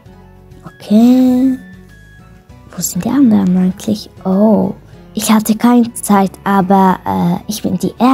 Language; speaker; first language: German; non-native, learner; Arabic